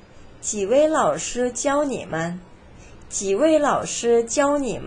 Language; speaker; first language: Chinese; non-native, fluent; Korean